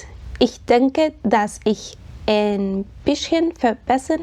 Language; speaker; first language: German; non-native, learner; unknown